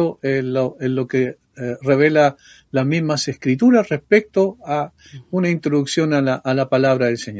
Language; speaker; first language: Spanish; native; Spanish